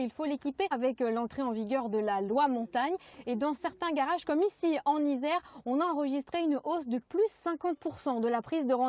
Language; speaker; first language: French; native; French